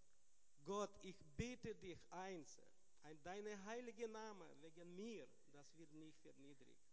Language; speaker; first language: German; non-native, learner; Russian